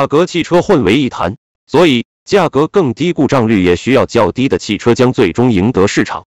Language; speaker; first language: Chinese; native; Chinese